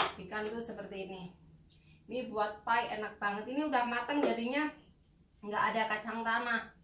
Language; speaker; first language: Indonesian; native; Indonesian